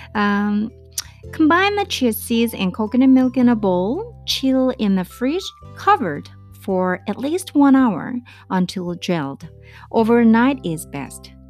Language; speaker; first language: English; non-native, fluent; Korean